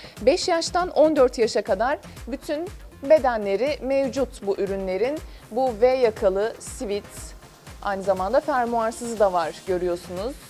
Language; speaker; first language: Turkish; native; Turkish